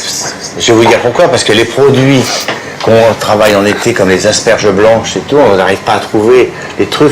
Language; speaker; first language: French; native; French